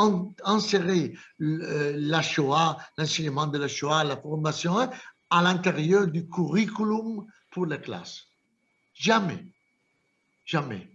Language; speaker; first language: French; non-native, fluent; Italian